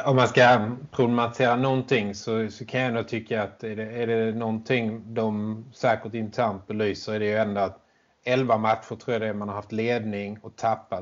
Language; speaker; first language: Swedish; native; Swedish